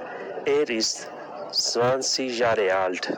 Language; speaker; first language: German; non-native, learner; Urdu